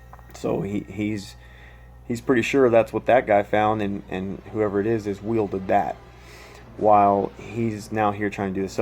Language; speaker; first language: English; native; English